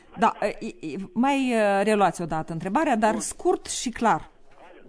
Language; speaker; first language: Romanian; native; Romanian